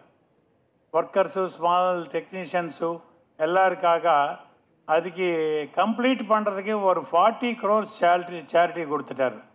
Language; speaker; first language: Tamil; non-native, local second language; Telugu